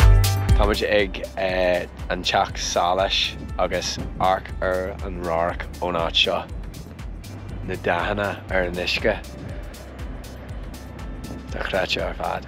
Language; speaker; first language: Irish; non-native, local second language; English